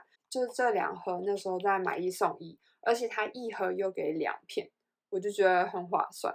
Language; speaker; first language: Chinese; native; Chinese